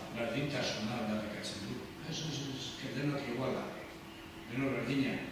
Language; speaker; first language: Basque; non-native, local second language; Spanish